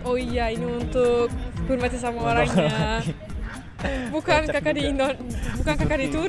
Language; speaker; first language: Indonesian; non-native, fluent; Turkish